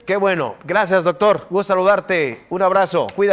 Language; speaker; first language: Spanish; native; Spanish